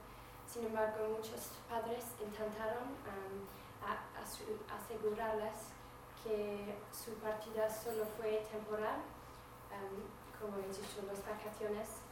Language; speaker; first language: Spanish; non-native, fluent; English